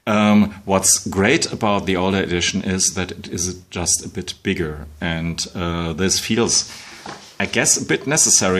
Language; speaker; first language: English; non-native, fluent; German